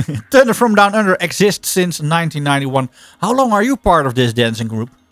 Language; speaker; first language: English; non-native, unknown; Dutch